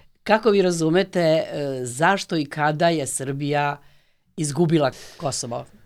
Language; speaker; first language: Serbian; native; Serbian